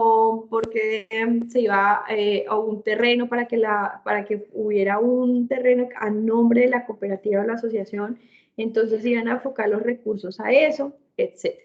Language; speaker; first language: Spanish; native; Spanish